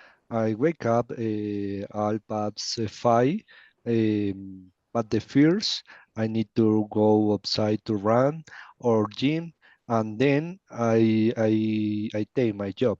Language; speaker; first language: English; non-native, learner; Spanish